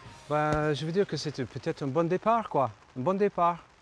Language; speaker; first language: French; non-native, fluent; English